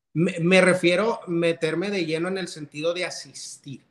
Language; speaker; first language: Spanish; early bilingual, heritage; Spanish